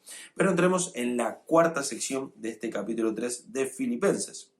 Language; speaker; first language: Spanish; native; Spanish